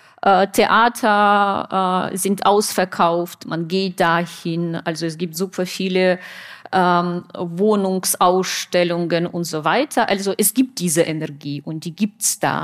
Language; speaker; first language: German; non-native, fluent; Russian